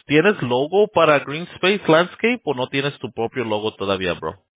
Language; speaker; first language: Spanish; early bilingual, heritage; Spanish